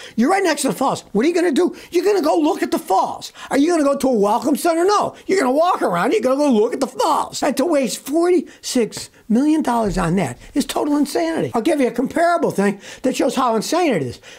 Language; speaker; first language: English; native; English